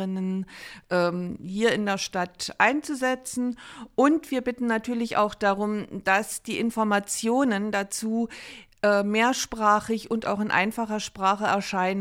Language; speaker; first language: German; native; German